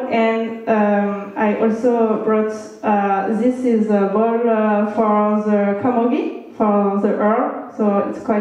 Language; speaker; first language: English; non-native, fluent; French